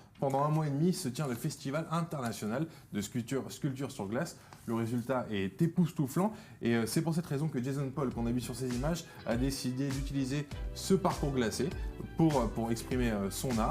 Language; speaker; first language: French; native; French